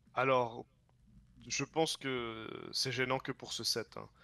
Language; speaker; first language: French; native; French